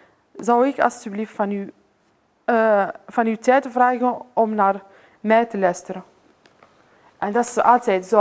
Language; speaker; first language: Dutch; non-native, fluent; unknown